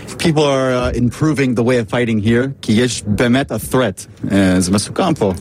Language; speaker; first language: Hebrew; non-native, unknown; English